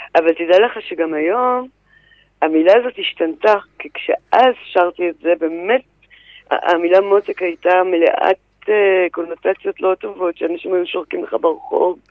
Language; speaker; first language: Hebrew; early bilingual, other home language; French